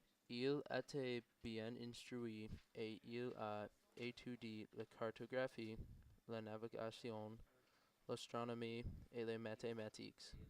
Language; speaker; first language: French; non-native, learner; English